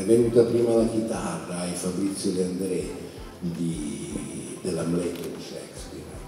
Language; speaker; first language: Italian; native; Italian